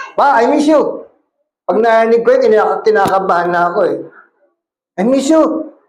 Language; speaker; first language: Filipino; non-native, local second language; Cebuano